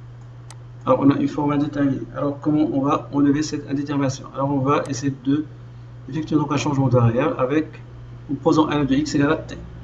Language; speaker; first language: French; non-native, local second language; Arabic